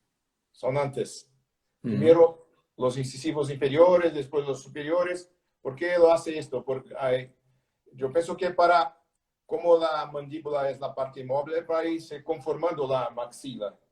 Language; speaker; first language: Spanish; non-native, learner; Portuguese